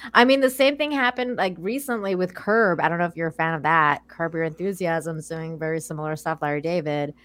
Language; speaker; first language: English; early bilingual, other home language; Persian